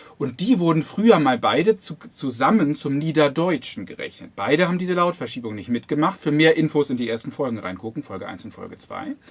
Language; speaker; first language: German; native; German